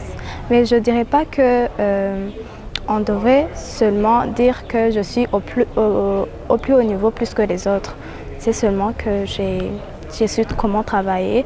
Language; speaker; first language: French; non-native, local second language; Rundi